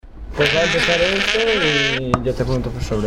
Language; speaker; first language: Spanish; non-native, learner; German